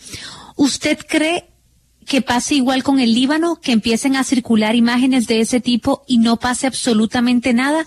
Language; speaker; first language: Spanish; native; Spanish